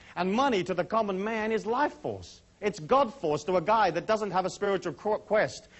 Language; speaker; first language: English; native; English